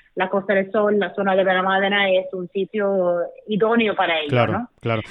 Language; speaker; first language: Spanish; non-native, fluent; Swedish